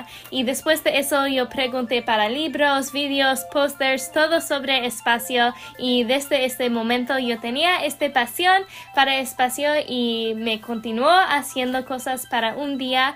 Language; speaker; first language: Spanish; non-native, learner; English